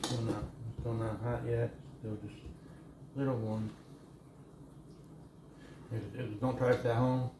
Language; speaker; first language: English; native; English